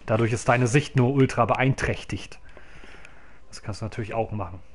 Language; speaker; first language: German; native; German